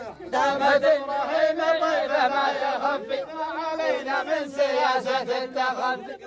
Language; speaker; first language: Arabic; native; Arabic